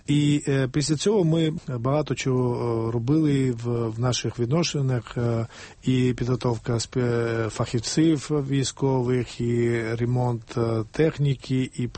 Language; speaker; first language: Ukrainian; non-native, fluent; Georgian